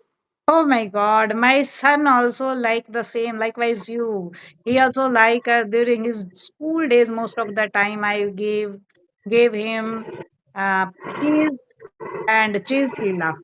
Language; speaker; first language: English; non-native, learner; Hindi